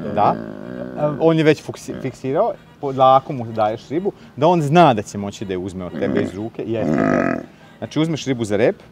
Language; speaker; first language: Serbian; native; Serbian